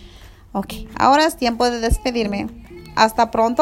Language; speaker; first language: Spanish; early bilingual, heritage; Spanish